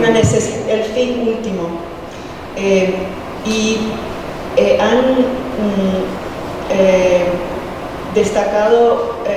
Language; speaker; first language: Spanish; early bilingual, heritage; Spanish